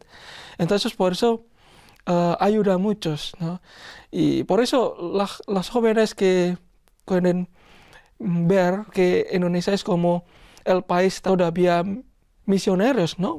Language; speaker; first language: Spanish; non-native, learner; Indonesian